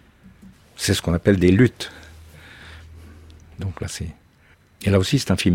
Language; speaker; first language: French; native; French